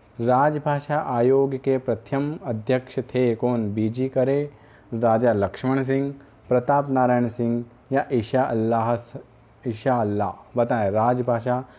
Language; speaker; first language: Hindi; native; Hindi